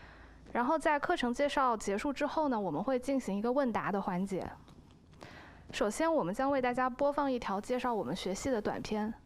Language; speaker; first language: Chinese; native; Chinese